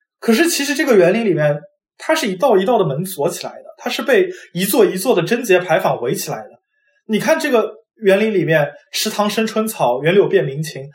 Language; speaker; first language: Chinese; non-native, local second language; Wu Chinese